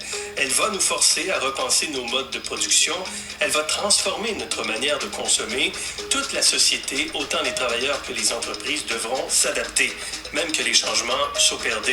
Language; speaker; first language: French; native; French